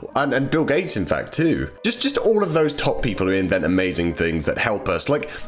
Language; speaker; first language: English; native; English